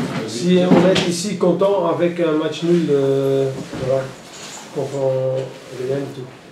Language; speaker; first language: French; non-native, local second language; Dutch